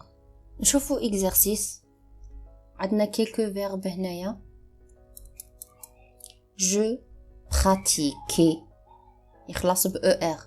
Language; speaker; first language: Arabic; native; Arabic